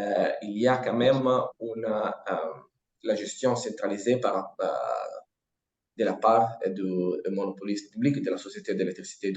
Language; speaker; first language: French; non-native, fluent; Italian